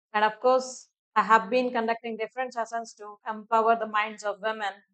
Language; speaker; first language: English; non-native, local second language; Telugu